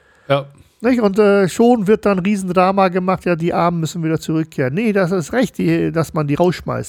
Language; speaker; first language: German; native; German